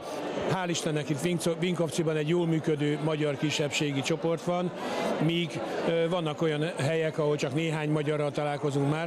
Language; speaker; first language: Hungarian; native; Hungarian